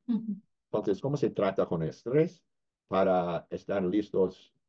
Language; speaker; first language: Spanish; non-native, fluent; English